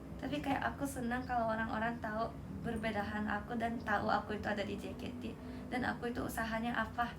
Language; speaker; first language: Indonesian; non-native, learner; Japanese